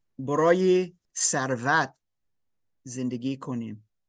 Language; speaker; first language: Persian; non-native, learner; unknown